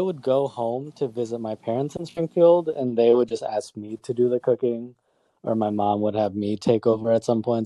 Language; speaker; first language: English; native; English